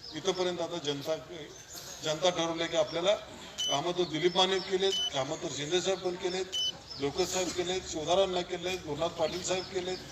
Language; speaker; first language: Marathi; native; Marathi